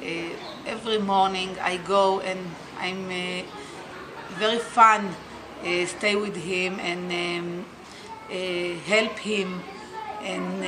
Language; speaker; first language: English; non-native, learner; Hebrew